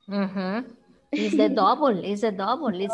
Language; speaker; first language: English; non-native, fluent; Spanish